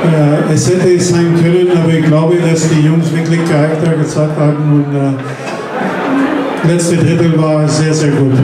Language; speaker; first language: German; non-native, fluent; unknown